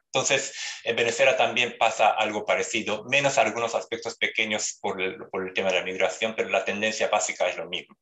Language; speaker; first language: Spanish; non-native, fluent; Japanese